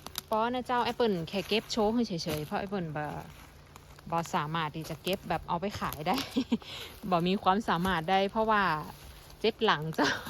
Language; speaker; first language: Thai; non-native, local second language; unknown